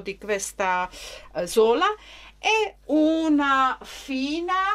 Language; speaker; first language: Italian; non-native, learner; Czech